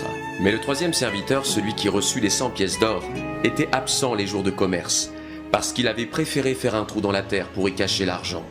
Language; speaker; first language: French; native; French